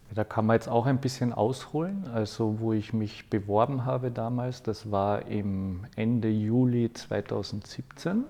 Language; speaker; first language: German; native; German